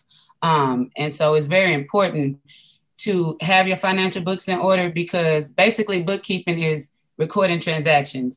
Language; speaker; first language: English; native; English